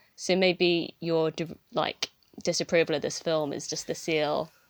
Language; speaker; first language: English; native; English